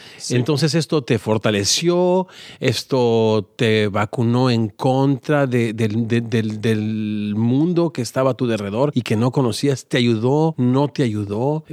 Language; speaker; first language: Spanish; native; Spanish